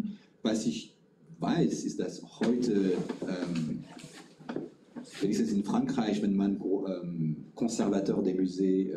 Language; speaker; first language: German; non-native, fluent; French